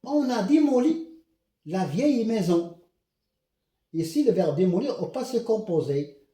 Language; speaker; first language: French; non-native, local second language; Arabic